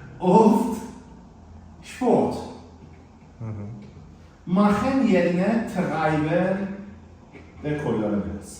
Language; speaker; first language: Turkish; non-native, learner; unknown